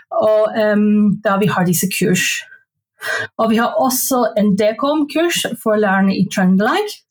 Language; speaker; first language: Norwegian; non-native, fluent; English